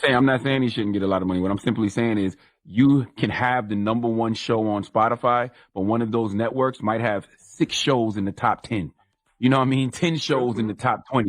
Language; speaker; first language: English; native; English